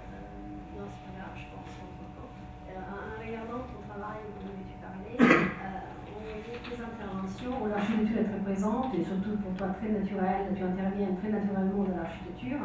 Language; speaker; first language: French; non-native, fluent; Italian